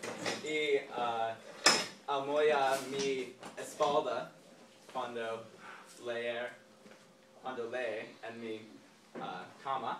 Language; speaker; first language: Spanish; non-native, learner; English